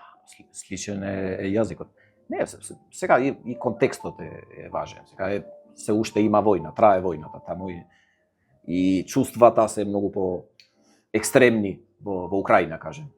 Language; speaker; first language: Macedonian; non-native, fluent; Albanian